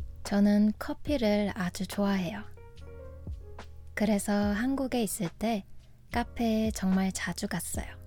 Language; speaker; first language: Korean; non-native, fluent; English